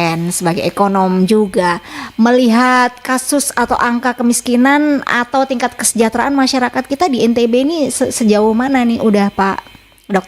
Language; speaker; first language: Indonesian; native; Indonesian